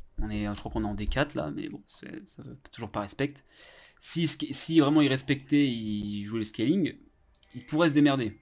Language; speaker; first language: French; native; French